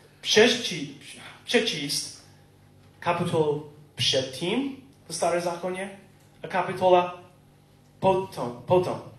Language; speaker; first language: Czech; non-native, learner; English